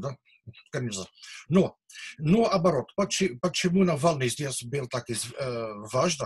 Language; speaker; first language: Russian; non-native, learner; Dutch